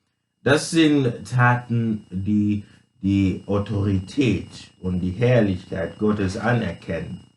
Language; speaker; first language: German; non-native, fluent; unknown